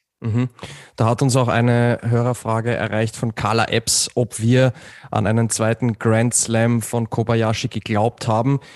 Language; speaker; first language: German; native; German